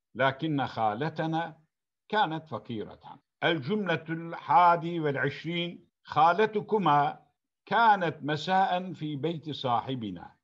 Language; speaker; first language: Arabic; non-native, fluent; Turkish